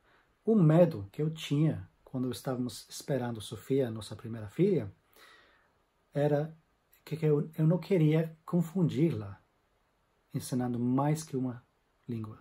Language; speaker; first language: Portuguese; non-native, fluent; English